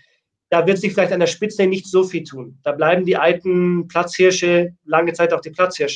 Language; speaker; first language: German; native; German